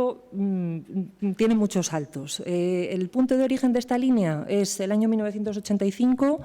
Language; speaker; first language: Spanish; native; Spanish